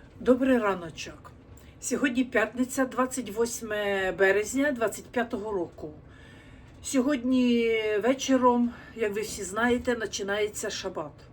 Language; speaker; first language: Ukrainian; non-native, local second language; Russian